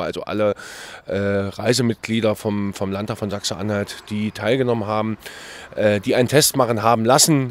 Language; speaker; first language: German; native; German